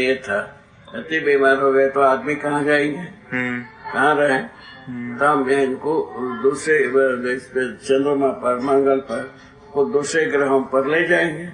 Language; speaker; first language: Hindi; non-native, local second language; Kannada